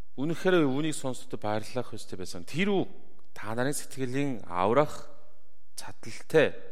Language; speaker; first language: Mongolian; non-native, fluent; Korean